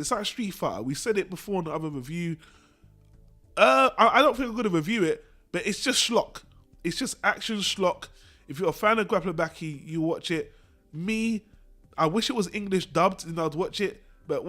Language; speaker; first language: English; native; English